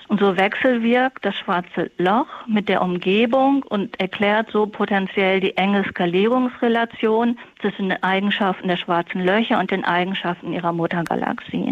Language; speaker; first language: German; native; German